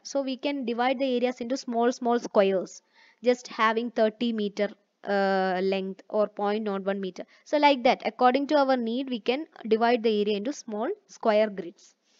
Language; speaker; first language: English; non-native, local second language; Malayalam